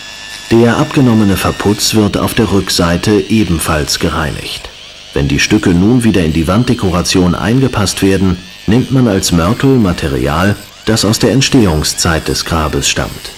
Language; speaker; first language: German; native; German